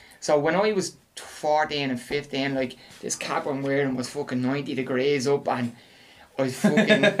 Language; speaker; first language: English; native; English